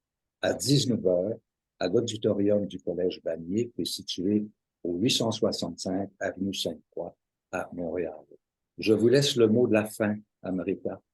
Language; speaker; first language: French; native; French